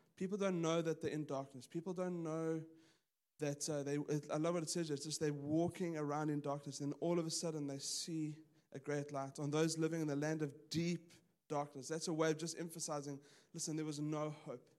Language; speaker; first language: English; native; English